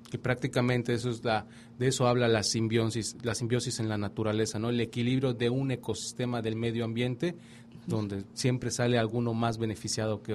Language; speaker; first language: Spanish; native; Spanish